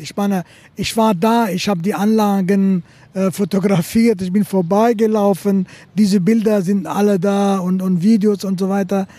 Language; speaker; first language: German; non-native, fluent; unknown